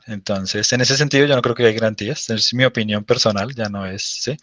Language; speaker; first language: Spanish; native; Spanish